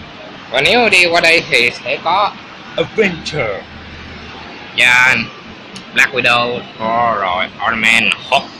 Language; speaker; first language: Vietnamese; early bilingual, heritage; Vietnamese